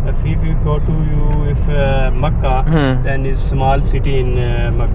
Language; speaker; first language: English; non-native, learner; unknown